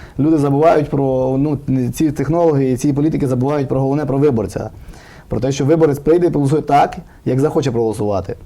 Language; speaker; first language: Ukrainian; native; Ukrainian